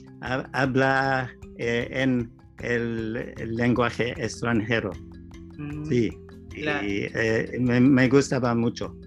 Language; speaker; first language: Spanish; non-native, learner; English